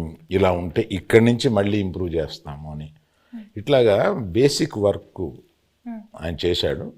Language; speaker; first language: Telugu; native; Telugu